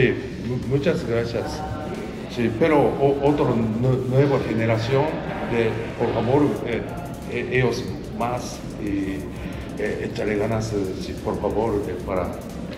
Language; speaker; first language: Spanish; non-native, learner; Japanese